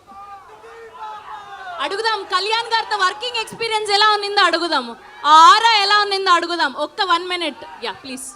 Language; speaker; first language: Telugu; native; Telugu